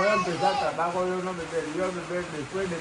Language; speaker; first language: Spanish; non-native, local second language; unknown